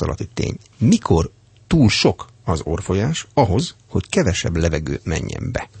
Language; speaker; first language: Hungarian; native; Hungarian